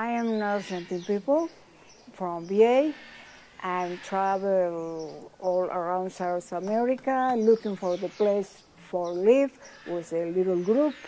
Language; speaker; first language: English; non-native, learner; Spanish